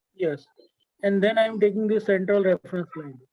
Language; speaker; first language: English; non-native, local second language; Gujarati